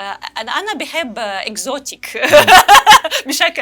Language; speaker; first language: Arabic; non-native, learner; Russian